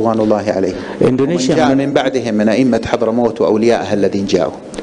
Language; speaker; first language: Arabic; native; Arabic